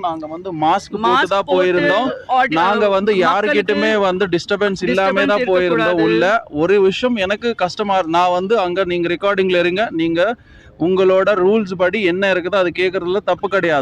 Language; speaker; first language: Tamil; native; Tamil